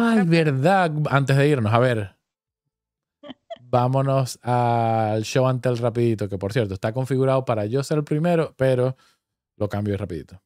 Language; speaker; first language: Spanish; native; Spanish